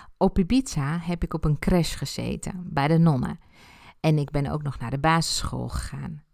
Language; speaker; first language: Dutch; early bilingual, other home language; Spanish